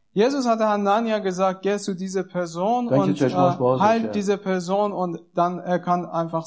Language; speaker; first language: German; non-native, learner; Persian